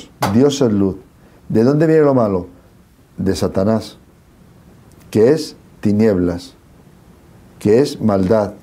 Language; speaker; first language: Spanish; native; Spanish